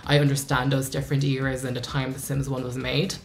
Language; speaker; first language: English; native; English